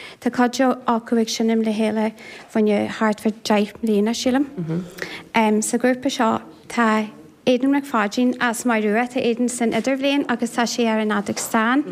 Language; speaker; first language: Irish; native; Irish